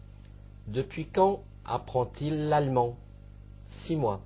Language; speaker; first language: French; non-native, fluent; Chinese